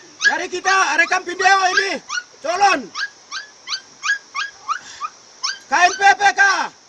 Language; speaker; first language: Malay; non-native, local second language; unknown